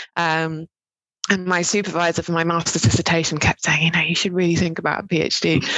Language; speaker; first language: English; native; English